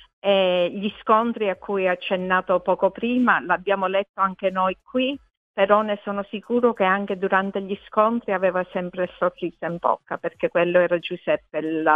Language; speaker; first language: Italian; early bilingual, heritage; Italian